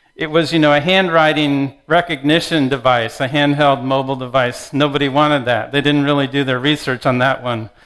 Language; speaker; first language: English; native; English